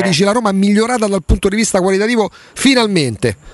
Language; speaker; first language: Italian; native; Italian